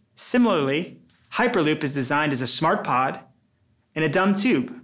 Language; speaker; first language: English; native; English